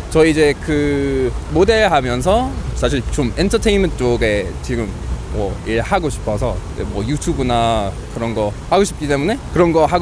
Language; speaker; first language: Korean; non-native, fluent; English